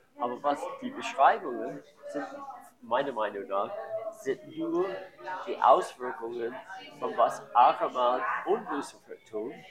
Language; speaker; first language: German; non-native, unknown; English